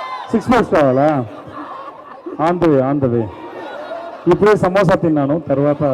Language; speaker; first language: Telugu; non-native, learner; Tamil